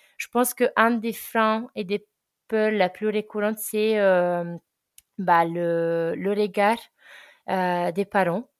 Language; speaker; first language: French; non-native, fluent; Italian